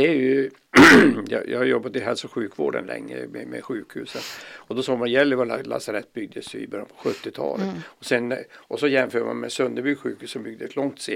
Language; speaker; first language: Swedish; native; Swedish